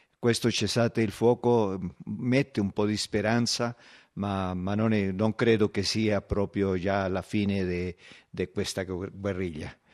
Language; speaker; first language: Italian; non-native, fluent; Spanish